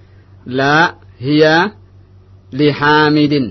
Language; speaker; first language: Arabic; non-native, fluent; Indonesian